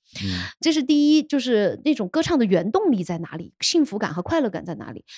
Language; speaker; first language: Chinese; native; Chinese